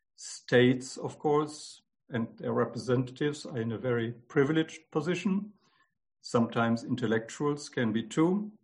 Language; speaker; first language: English; non-native, fluent; German